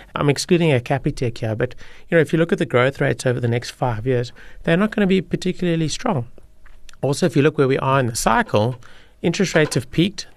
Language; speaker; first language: English; native; English